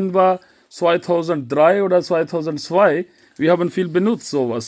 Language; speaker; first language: German; non-native, learner; Urdu